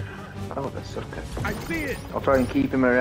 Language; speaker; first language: English; native; English